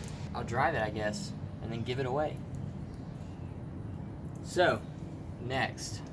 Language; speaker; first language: English; native; English